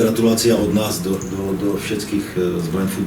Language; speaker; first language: Polish; non-native, learner; Czech